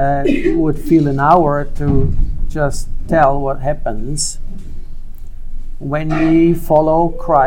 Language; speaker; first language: English; non-native, fluent; Swiss German